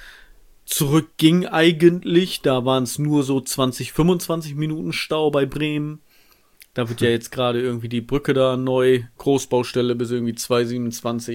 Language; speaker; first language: German; native; German